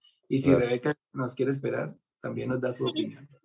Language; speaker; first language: Spanish; native; Spanish